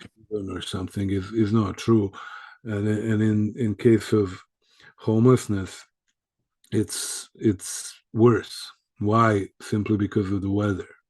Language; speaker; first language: English; early bilingual, other home language; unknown